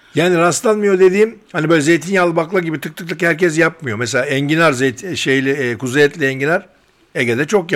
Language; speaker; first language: Turkish; native; Turkish